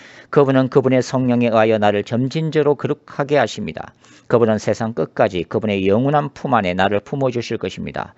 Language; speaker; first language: Korean; native; Korean